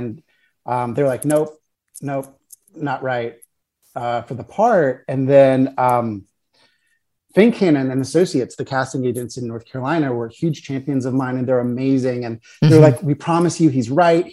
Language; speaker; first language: English; native; English